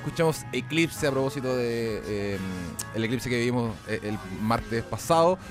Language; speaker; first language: Spanish; native; Spanish